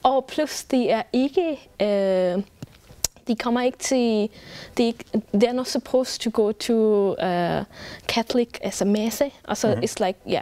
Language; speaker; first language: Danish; non-native, fluent; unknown